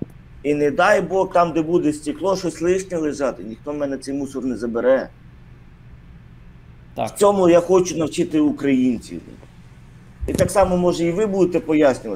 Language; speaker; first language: Ukrainian; native; Ukrainian